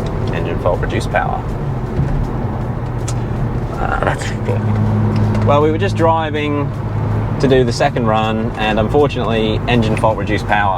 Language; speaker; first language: English; native; English